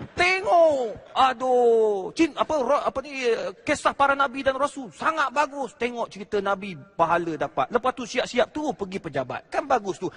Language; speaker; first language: Malay; native; Malay